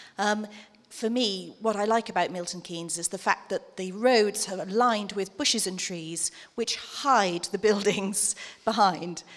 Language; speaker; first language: English; native; English